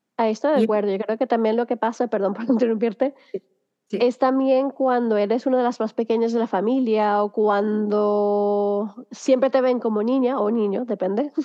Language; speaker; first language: Spanish; early bilingual, heritage; Spanish